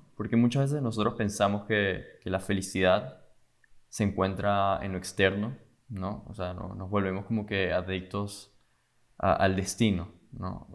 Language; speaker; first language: Spanish; native; Spanish